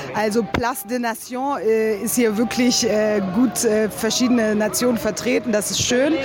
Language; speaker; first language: German; native; German